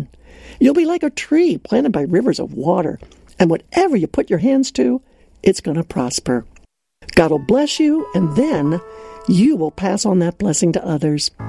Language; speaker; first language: English; native; English